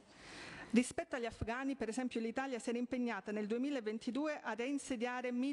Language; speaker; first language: Italian; native; Italian